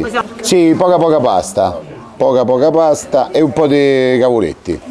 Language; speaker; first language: Italian; native; Italian